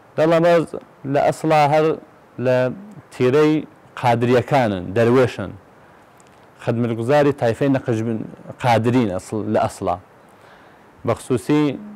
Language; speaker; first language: Central Kurdish; non-native, local second language; Gurani